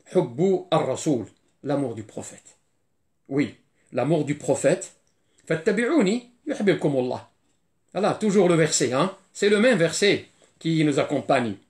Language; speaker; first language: French; non-native, fluent; Arabic